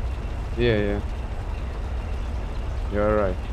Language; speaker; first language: English; non-native, learner; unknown